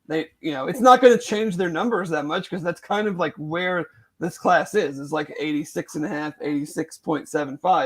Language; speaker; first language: English; native; English